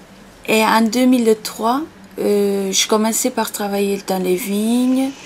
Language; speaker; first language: French; non-native, fluent; Portuguese